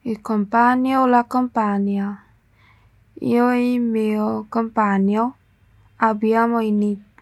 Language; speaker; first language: Italian; non-native, learner; Chinese